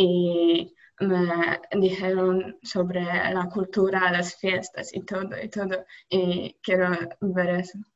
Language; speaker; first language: Spanish; non-native, learner; Polish